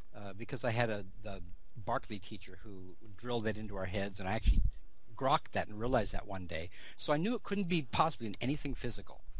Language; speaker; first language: English; native; English